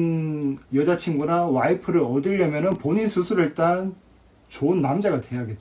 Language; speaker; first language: Korean; native; Korean